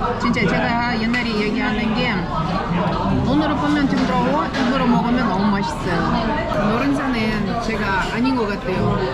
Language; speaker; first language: Korean; non-native, fluent; Ukrainian